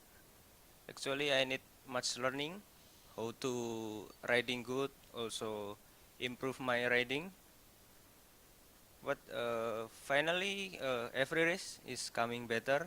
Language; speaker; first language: English; non-native, learner; Indonesian